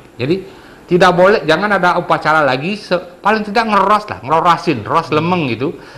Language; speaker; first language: Indonesian; non-native, local second language; Balinese